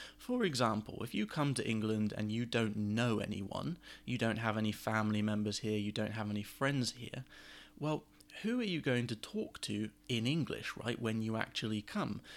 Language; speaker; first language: English; native; English